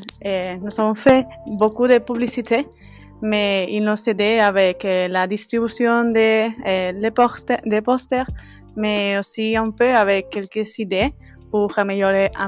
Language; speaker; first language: French; non-native, fluent; Spanish